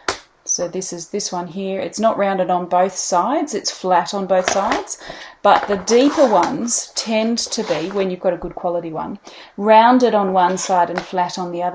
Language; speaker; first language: English; native; English